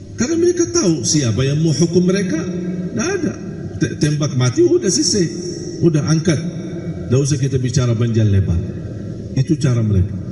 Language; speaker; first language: Malay; non-native, fluent; Arabic